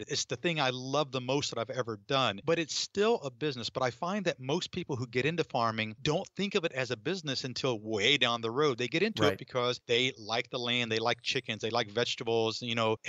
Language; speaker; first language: English; native; English